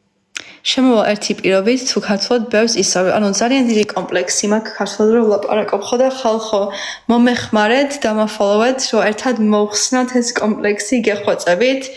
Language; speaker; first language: Georgian; early bilingual, heritage; Georgian